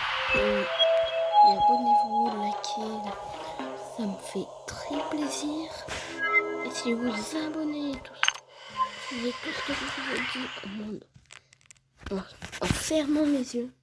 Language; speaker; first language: French; native; French